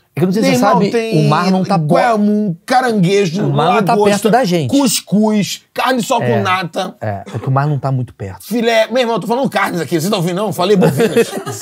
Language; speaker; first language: Portuguese; native; Portuguese